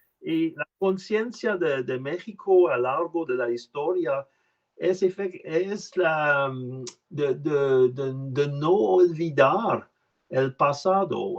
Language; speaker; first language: Spanish; non-native, learner; French